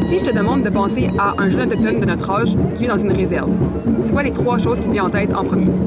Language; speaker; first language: French; native; French